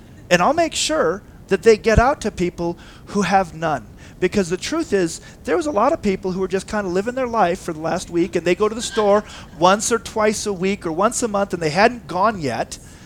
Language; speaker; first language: English; native; English